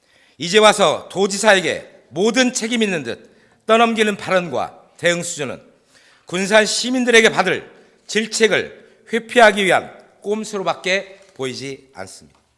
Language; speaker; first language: Korean; native; Korean